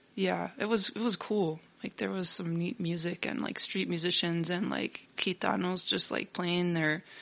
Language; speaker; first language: English; native; English